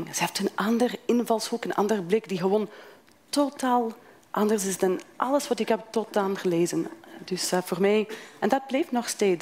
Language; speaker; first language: Dutch; non-native, fluent; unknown